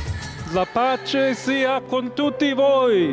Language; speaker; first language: Italian; non-native, fluent; English